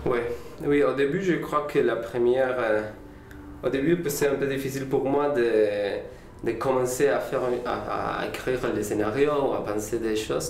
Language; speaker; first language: French; non-native, learner; Spanish